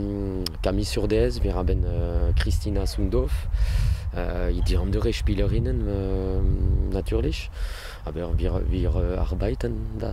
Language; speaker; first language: German; non-native, learner; French